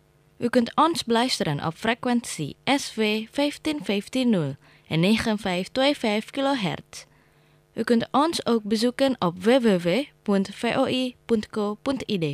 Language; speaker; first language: Dutch; non-native, fluent; Indonesian